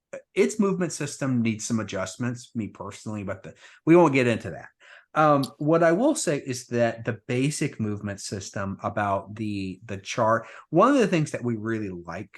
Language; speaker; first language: English; native; English